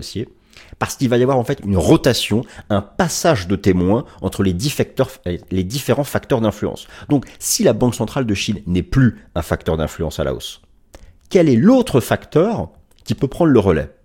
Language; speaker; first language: French; native; French